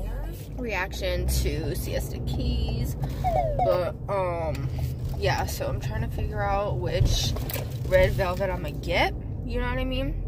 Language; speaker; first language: English; native; English